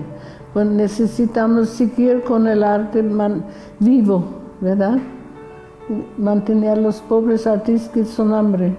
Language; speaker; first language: Spanish; non-native, learner; German